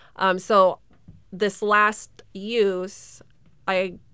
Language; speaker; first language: English; native; English